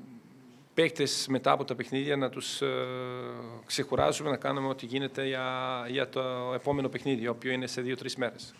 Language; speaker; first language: Greek; non-native, fluent; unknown